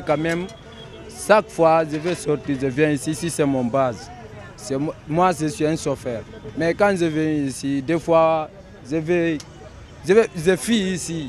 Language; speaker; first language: French; non-native, local second language; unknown